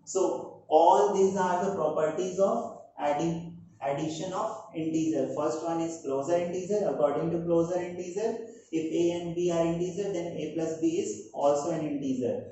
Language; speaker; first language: English; non-native, local second language; Hindi